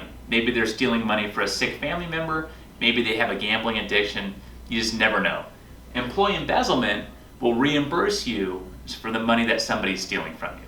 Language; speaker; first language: English; native; English